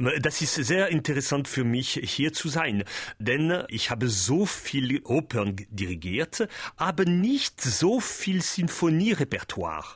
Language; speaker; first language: German; non-native, learner; French